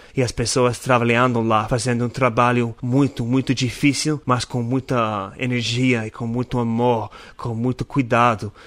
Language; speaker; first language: Portuguese; non-native, learner; English